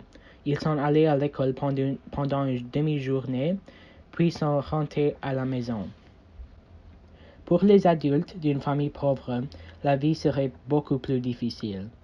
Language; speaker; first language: French; non-native, learner; English